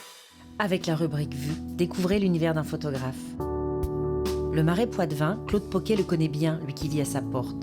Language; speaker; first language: French; native; French